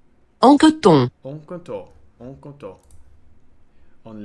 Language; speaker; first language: French; non-native, learner; Russian